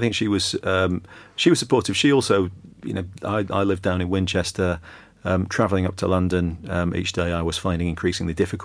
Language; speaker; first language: English; native; English